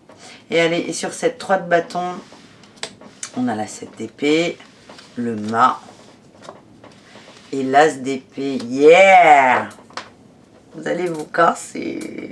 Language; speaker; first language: French; native; French